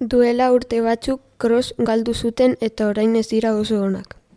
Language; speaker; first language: Basque; non-native, local second language; Spanish